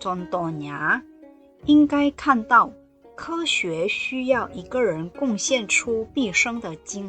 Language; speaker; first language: Chinese; non-native, fluent; Indonesian